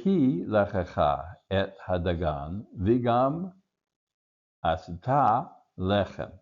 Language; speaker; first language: Hebrew; non-native, learner; English